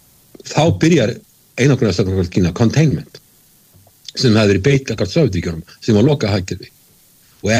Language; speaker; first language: Icelandic; native; Icelandic